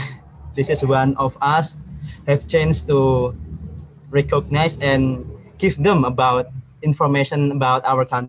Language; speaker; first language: English; non-native, learner; Indonesian